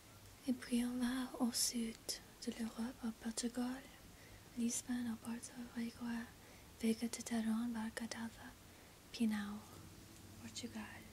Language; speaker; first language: French; non-native, learner; English